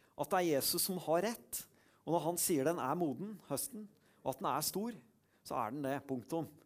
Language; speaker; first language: Norwegian; native; Norwegian